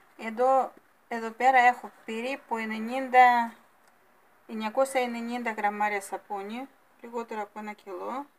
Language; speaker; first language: Greek; non-native, fluent; Russian